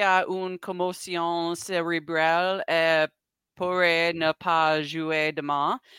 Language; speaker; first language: French; non-native, learner; English